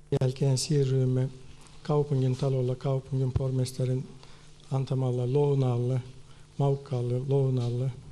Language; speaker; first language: Finnish; non-native, fluent; Turkish